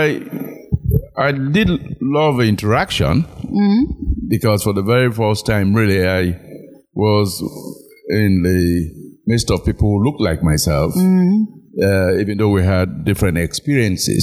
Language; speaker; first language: English; non-native, local second language; Krio